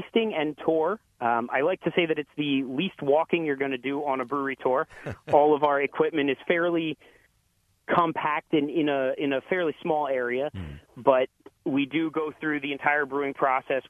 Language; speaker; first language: English; native; English